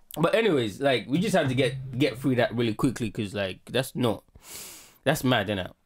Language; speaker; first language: English; native; English